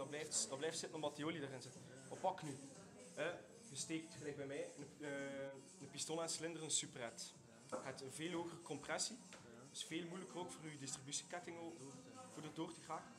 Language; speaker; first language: Dutch; native; Dutch